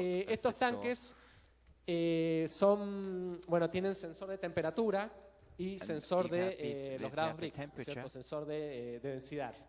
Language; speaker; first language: Spanish; native; Spanish